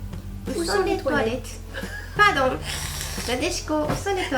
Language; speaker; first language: French; non-native, fluent; Japanese